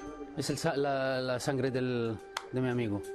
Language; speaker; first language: Spanish; non-native, fluent; Arabic